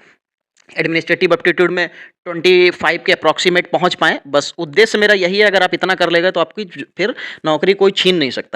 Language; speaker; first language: Hindi; native; Hindi